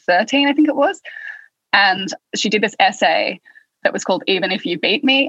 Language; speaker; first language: English; native; English